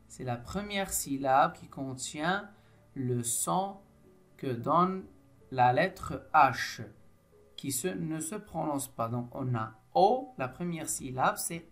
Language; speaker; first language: French; non-native, local second language; Arabic